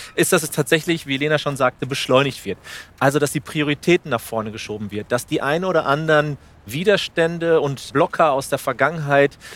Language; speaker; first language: German; non-native, fluent; Spanish